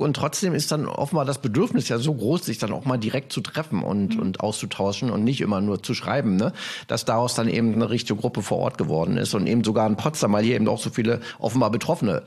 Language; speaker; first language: German; native; German